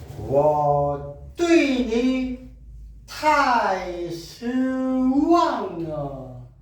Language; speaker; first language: Chinese; non-native, learner; Korean